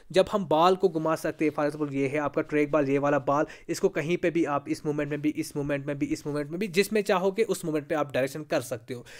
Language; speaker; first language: Hindi; non-native, local second language; Kashmiri